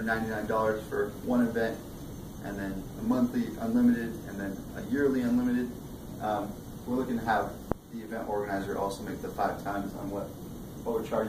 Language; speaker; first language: English; native; English